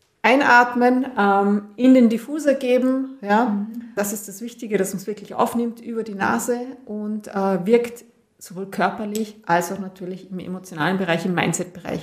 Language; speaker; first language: German; native; German